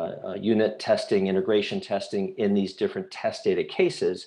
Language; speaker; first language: English; native; English